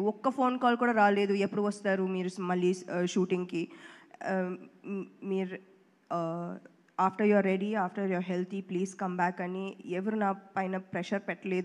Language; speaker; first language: Telugu; non-native, fluent; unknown